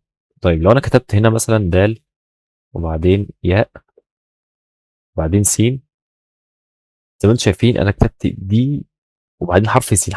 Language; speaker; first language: Arabic; native; Arabic